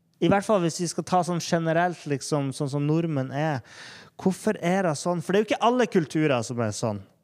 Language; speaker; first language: Norwegian; native; Norwegian